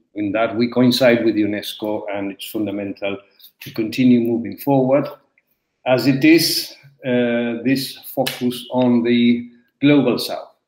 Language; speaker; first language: English; non-native, fluent; Spanish